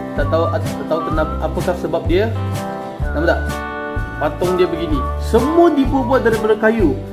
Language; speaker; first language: Malay; non-native, local second language; Chinese